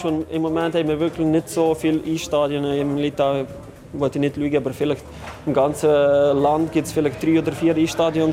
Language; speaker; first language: German; non-native, fluent; Lithuanian